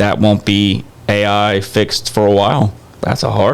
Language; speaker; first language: English; native; English